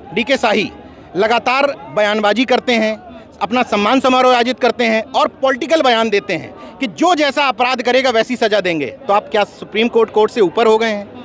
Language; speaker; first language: Hindi; native; Hindi